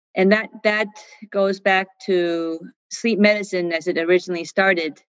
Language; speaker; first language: English; non-native, fluent; Chinese